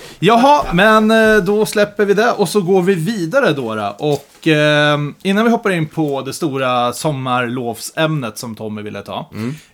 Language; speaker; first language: Swedish; native; Swedish